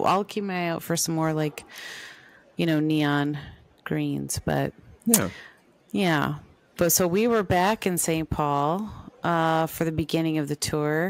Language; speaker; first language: English; native; English